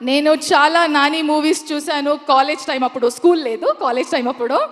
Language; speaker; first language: Telugu; non-native, learner; Kannada